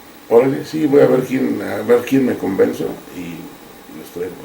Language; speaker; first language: Spanish; native; Spanish